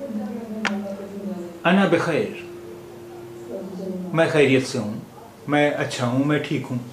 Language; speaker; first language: Urdu; native; Urdu